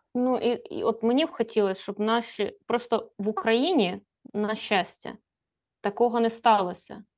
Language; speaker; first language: Ukrainian; native; Ukrainian